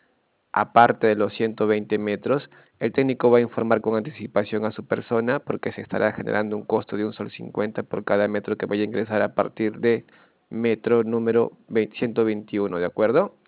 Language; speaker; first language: Spanish; native; Spanish